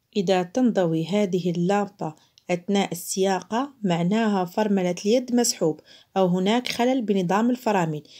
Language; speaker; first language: Arabic; non-native, local second language; Central Kurdish